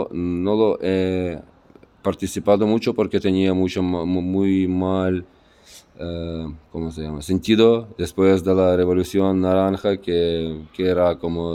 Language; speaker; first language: Spanish; non-native, fluent; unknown